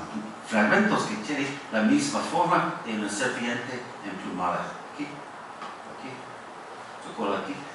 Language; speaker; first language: Spanish; non-native, fluent; English